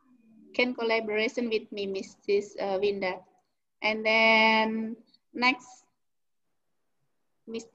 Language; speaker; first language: English; non-native, learner; Indonesian